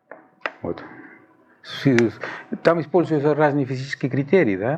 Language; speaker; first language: Russian; non-native, fluent; Spanish